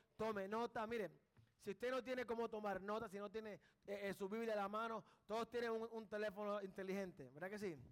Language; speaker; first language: Spanish; early bilingual, heritage; Spanish